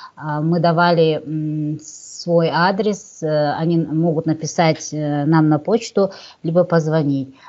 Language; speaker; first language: Russian; non-native, local second language; Kazakh